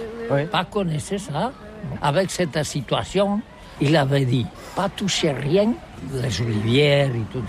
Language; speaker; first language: French; non-native, learner; Catalan